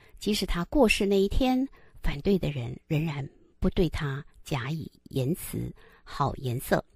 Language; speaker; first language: Chinese; native; Chinese